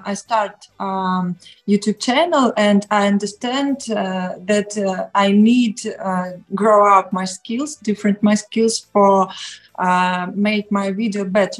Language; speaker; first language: English; non-native, learner; Russian